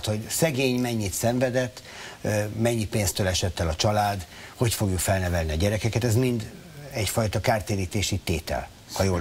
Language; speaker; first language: Hungarian; native; Hungarian